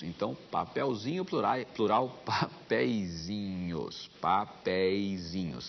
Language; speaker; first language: Portuguese; native; Portuguese